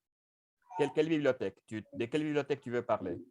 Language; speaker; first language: French; non-native, fluent; Spanish